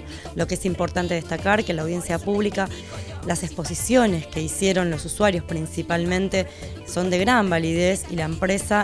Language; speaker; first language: Spanish; native; Spanish